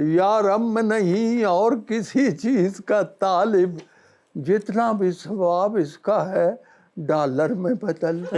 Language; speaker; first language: Urdu; non-native, local second language; Punjabi